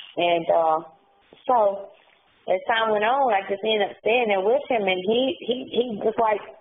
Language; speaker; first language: English; native; English